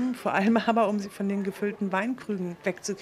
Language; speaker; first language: German; native; German